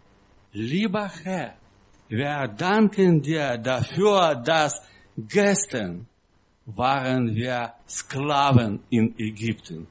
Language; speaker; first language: German; non-native, learner; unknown